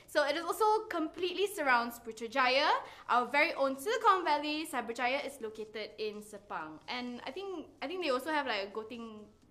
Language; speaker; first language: English; non-native, local second language; Malay